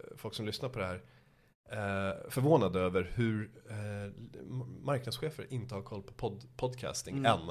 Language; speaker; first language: Swedish; early bilingual, other home language; Persian